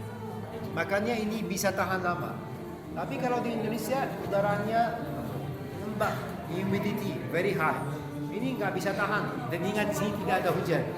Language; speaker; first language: Indonesian; non-native, fluent; Arabic